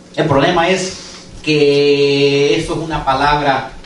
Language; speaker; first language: Spanish; non-native, fluent; English